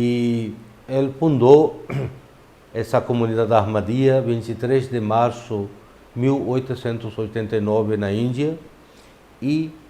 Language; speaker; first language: Portuguese; non-native, fluent; Urdu